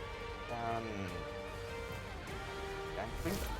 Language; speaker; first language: German; native; German